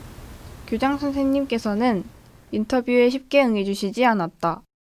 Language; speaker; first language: Korean; native; Korean